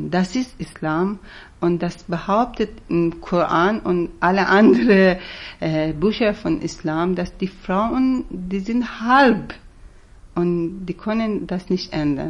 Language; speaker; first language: German; non-native, fluent; Persian